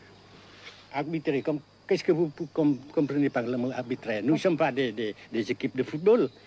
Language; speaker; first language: French; non-native, local second language; Vietnamese